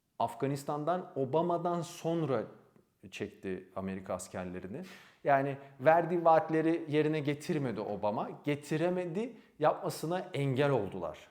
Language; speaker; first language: Turkish; native; Turkish